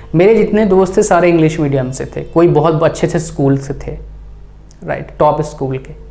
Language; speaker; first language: Hindi; non-native, local second language; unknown